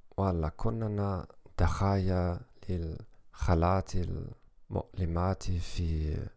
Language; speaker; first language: Arabic; non-native, learner; German